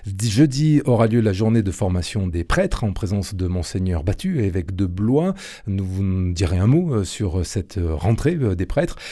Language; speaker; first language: French; native; French